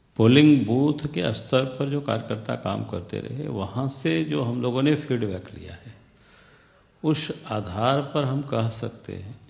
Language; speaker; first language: Hindi; non-native, local second language; Santali